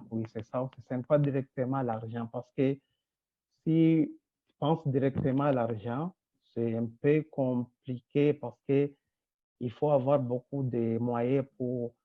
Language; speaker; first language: French; non-native, local second language; Rundi